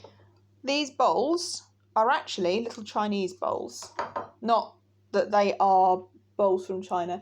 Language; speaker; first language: English; native; English